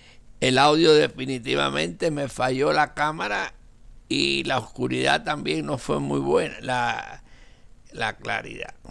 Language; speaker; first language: Spanish; native; Spanish